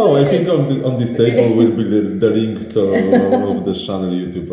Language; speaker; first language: English; non-native, learner; Polish